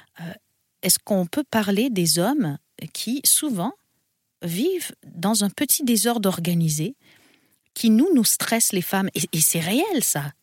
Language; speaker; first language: French; native; French